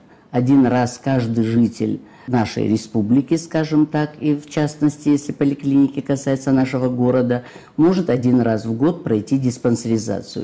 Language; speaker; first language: Russian; native; Russian